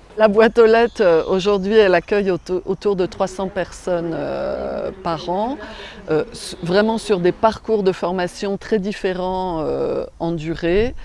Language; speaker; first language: French; native; French